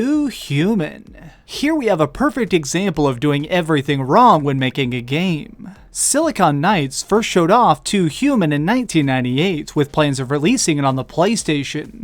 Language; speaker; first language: English; native; English